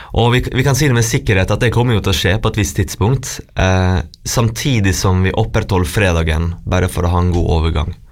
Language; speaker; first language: Norwegian; native; Norwegian